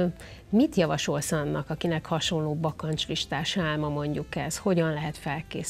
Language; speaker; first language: Hungarian; native; Hungarian